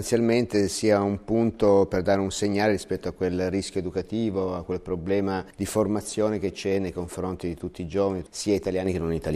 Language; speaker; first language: Italian; native; Italian